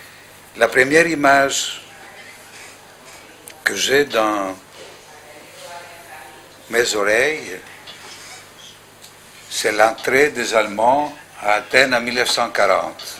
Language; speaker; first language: French; non-native, fluent; Greek